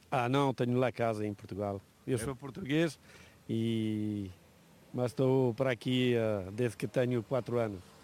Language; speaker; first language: Portuguese; early bilingual, heritage; Portuguese